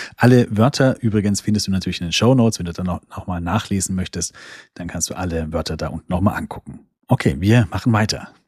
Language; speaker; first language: German; native; German